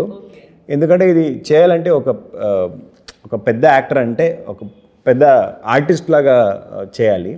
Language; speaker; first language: Telugu; non-native, learner; Kannada